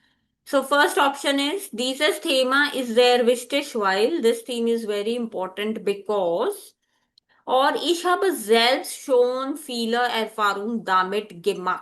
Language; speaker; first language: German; non-native, fluent; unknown